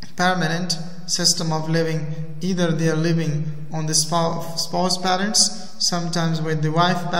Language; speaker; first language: English; non-native, fluent; Persian